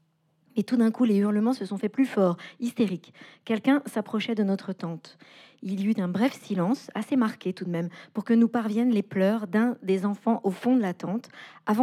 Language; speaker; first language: French; native; French